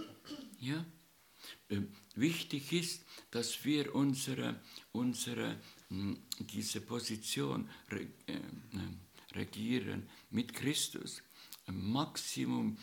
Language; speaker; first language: German; non-native, learner; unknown